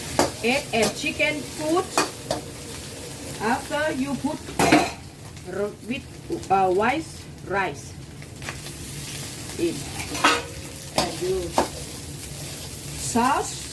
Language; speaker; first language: English; non-native, learner; Thai